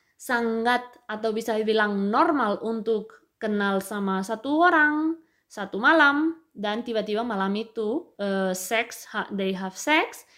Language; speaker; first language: Indonesian; non-native, fluent; Spanish